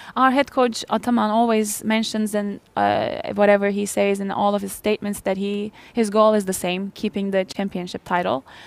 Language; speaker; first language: English; non-native, fluent; Turkish